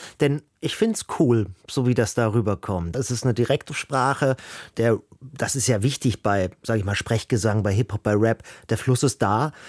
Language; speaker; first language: German; native; German